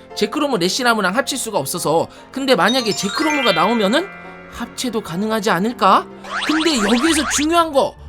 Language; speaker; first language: Korean; native; Korean